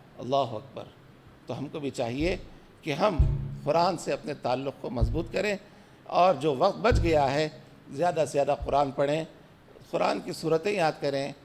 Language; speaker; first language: Urdu; native; Urdu